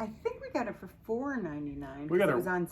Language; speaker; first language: English; native; English